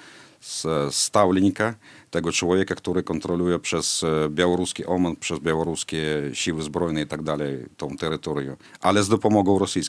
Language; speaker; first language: Polish; non-native, fluent; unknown